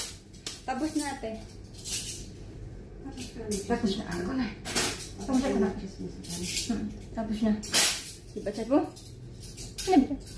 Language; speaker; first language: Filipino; non-native, learner; Indonesian